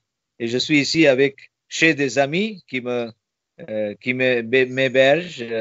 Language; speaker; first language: French; non-native, fluent; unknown